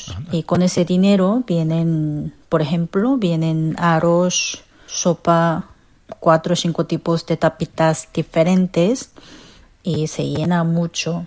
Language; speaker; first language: Spanish; non-native, fluent; Korean